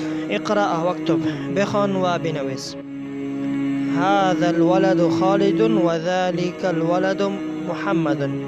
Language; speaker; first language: Arabic; non-native, fluent; Persian